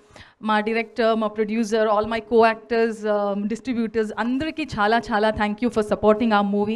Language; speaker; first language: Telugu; non-native, learner; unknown